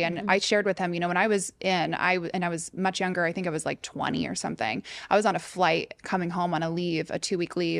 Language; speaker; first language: English; native; English